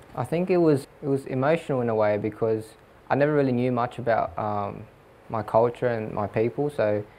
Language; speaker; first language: English; native; English